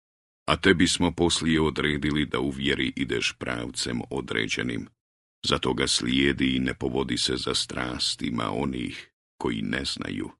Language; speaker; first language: Croatian; native; Croatian